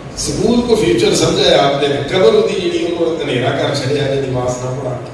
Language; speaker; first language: Urdu; non-native, local second language; Punjabi